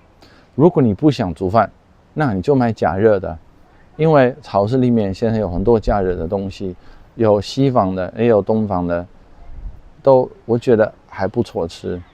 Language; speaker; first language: Chinese; non-native, fluent; Dutch